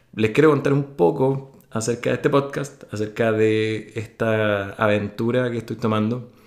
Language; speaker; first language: Spanish; native; Spanish